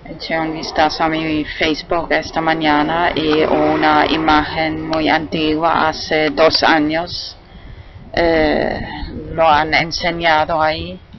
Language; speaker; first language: Spanish; non-native, fluent; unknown